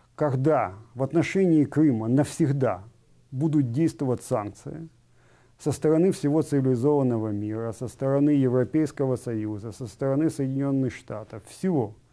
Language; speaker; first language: Russian; native; Russian